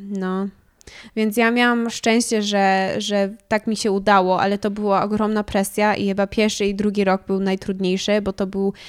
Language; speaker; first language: Polish; early bilingual, heritage; Polish